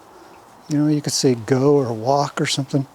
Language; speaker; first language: English; native; English